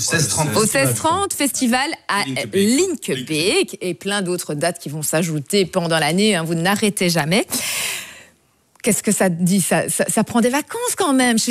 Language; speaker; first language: French; native; French